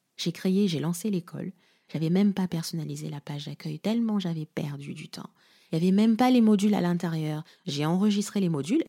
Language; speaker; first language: French; non-native, local second language; Lingala